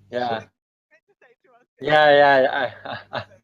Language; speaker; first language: English; non-native, fluent; Spanish